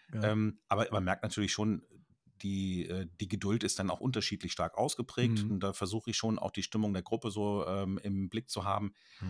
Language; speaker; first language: German; native; German